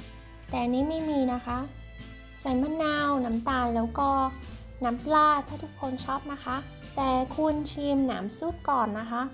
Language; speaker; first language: Thai; non-native, fluent; Vietnamese